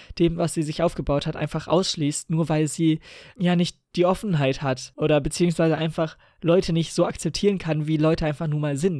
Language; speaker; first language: German; native; German